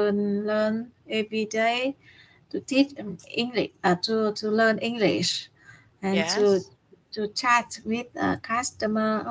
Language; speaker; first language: English; non-native, learner; Vietnamese